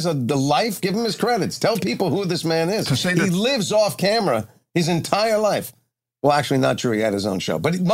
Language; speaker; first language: English; native; English